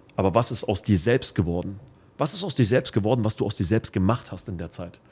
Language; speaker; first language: German; early bilingual, other home language; Arabic